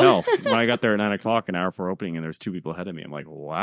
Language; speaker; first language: English; native; English